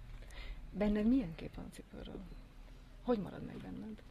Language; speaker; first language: Hungarian; native; Hungarian